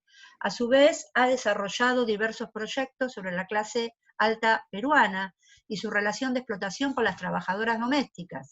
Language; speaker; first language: Spanish; native; Spanish